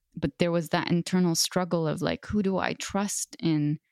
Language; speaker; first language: English; non-native, fluent; Arabic